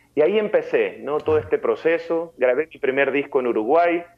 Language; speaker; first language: Spanish; native; Spanish